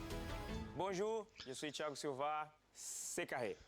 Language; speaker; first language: French; non-native, fluent; Portuguese